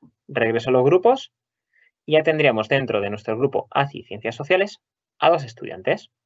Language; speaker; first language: Spanish; native; Spanish